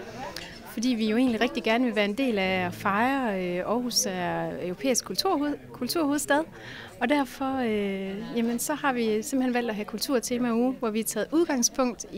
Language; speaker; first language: Danish; native; Danish